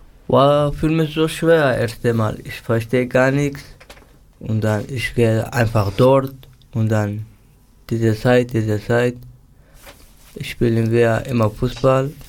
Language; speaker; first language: German; non-native, learner; Turkish